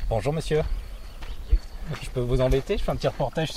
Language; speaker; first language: French; native; French